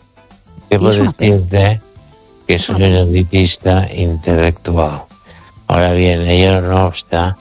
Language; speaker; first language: Spanish; native; Spanish